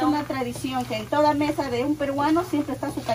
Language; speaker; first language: Spanish; native; Spanish